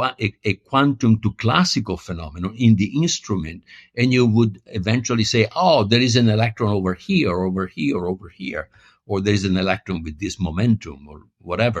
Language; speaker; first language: English; non-native, fluent; Italian